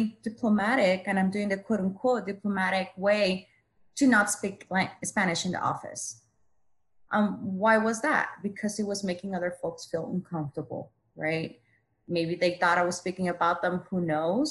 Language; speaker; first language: English; non-native, fluent; Spanish